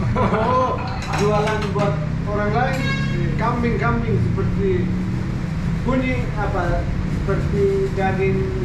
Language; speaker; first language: Indonesian; non-native, learner; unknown